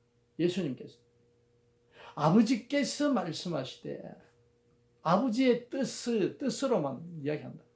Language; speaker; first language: Korean; native; Korean